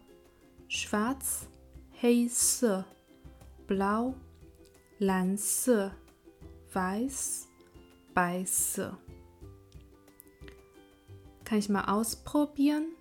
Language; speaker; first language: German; non-native, fluent; Chinese